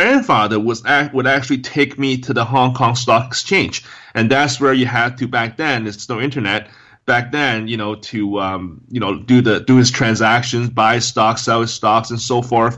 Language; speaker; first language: English; non-native, local second language; Cantonese